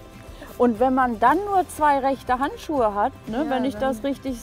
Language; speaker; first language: German; native; German